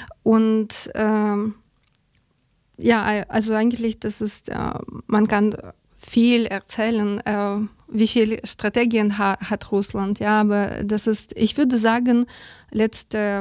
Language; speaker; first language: German; non-native, learner; Ukrainian